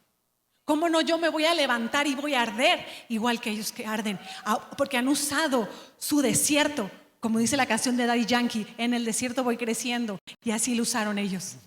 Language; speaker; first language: Spanish; native; Spanish